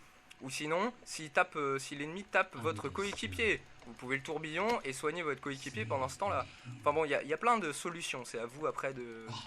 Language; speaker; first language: French; native; French